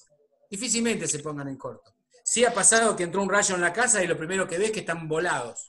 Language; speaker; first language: Spanish; native; Spanish